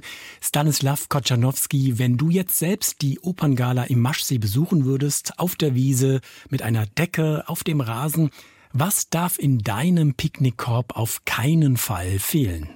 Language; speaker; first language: German; native; German